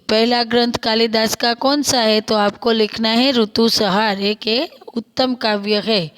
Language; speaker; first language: Hindi; non-native, local second language; Gujarati